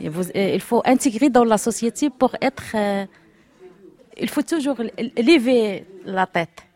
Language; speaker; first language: French; non-native, learner; Arabic